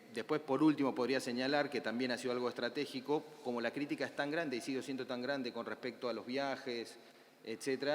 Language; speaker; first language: Spanish; native; Spanish